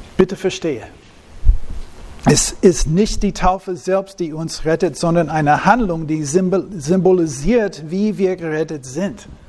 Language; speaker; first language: German; non-native, fluent; English